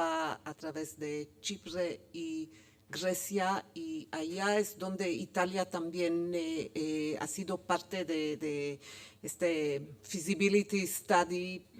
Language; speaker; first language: Spanish; non-native, fluent; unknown